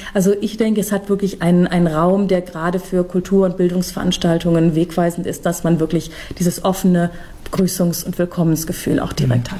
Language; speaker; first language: German; native; German